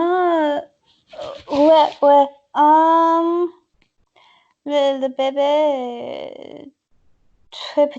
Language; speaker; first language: French; non-native, learner; English